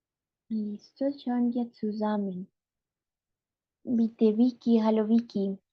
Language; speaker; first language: German; non-native, fluent; Spanish